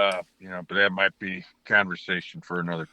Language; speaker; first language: English; native; English